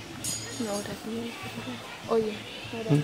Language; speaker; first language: Spanish; native; Spanish